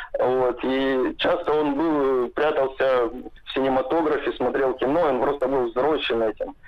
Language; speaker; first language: Russian; native; Russian